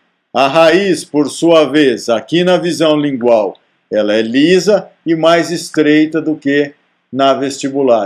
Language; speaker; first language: Portuguese; native; Portuguese